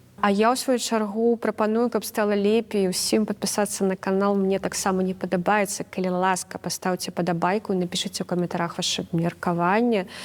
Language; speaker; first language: Belarusian; non-native, local second language; Russian